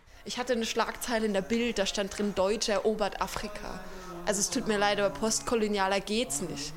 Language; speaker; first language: German; native; German